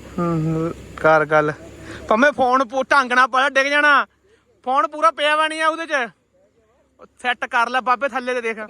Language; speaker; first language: Punjabi; native; Punjabi